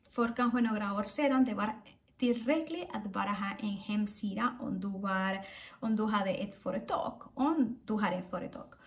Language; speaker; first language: Swedish; non-native, fluent; Spanish